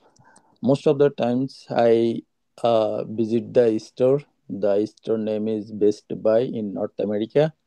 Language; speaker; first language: English; non-native, learner; Bangla